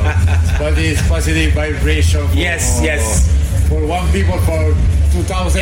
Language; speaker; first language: English; non-native, learner; Italian